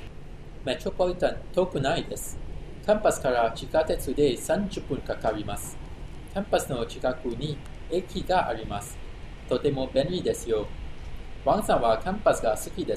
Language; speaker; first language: Japanese; non-native, learner; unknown